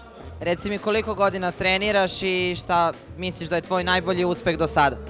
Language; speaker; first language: Bosnian; native; Bosnian